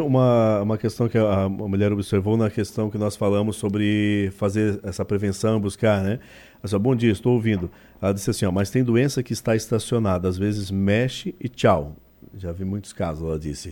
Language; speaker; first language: Portuguese; native; Portuguese